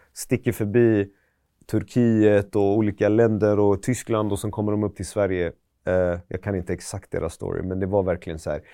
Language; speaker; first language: Swedish; early bilingual, other home language; Persian